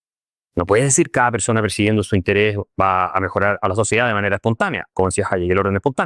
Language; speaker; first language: Spanish; native; Spanish